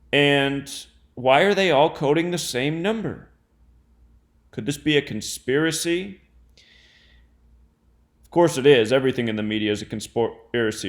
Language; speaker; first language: English; native; English